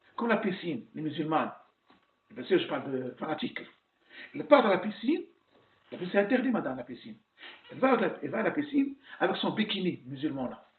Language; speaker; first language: French; non-native, local second language; Arabic